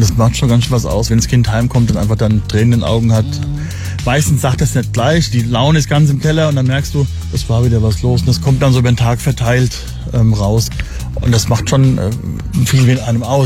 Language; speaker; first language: German; native; German